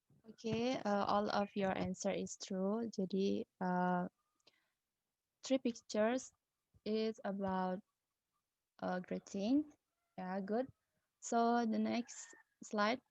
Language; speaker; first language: English; non-native, learner; Indonesian